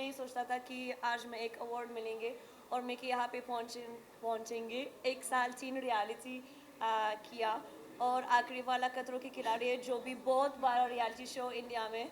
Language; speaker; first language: Hindi; non-native, learner; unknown